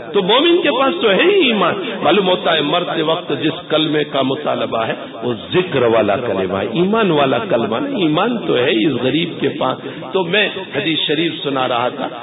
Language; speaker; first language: Urdu; non-native, local second language; Gujarati